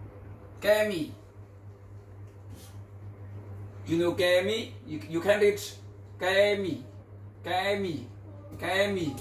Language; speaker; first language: English; non-native, learner; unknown